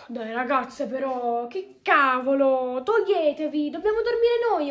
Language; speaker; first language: Italian; native; Italian